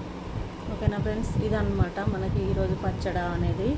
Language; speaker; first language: Telugu; native; Telugu